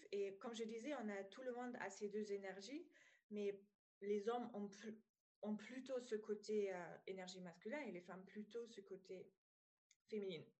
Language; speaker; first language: French; non-native, fluent; German